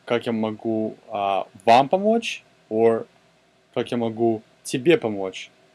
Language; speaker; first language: Russian; early bilingual, heritage; Russian